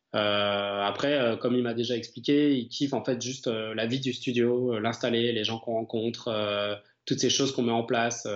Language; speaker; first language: French; native; French